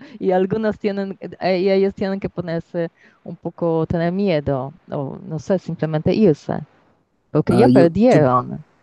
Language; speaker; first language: Spanish; non-native, learner; Polish